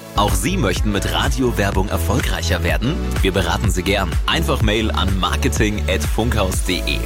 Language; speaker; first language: German; native; German